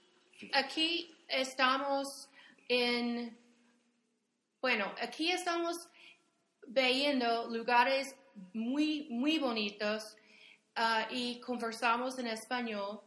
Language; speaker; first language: Spanish; non-native, fluent; English